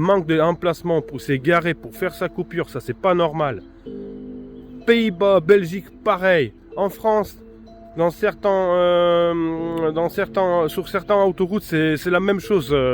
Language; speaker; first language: French; non-native, fluent; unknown